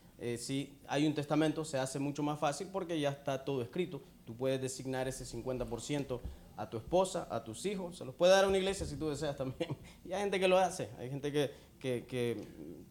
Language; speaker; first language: Spanish; native; Spanish